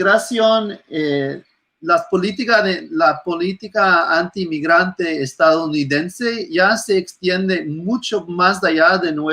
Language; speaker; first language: Spanish; non-native, fluent; English